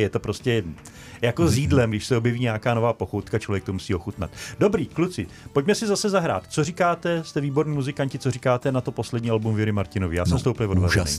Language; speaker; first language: Czech; native; Czech